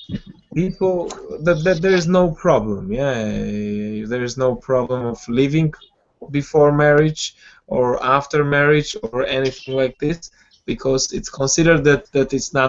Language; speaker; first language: English; non-native, fluent; Georgian